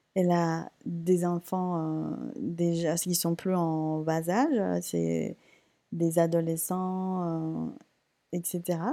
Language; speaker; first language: French; non-native, fluent; Spanish